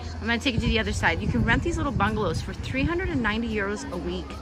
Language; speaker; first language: English; native; English